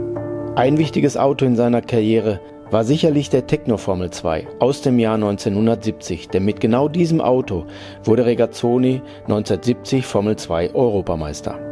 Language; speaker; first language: German; native; German